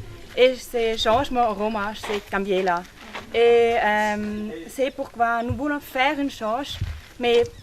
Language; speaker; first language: French; non-native, learner; German